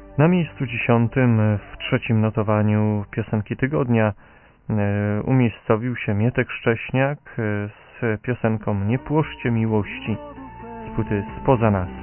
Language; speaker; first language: Polish; native; Polish